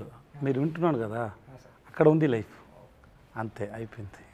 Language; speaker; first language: Telugu; non-native, learner; Tamil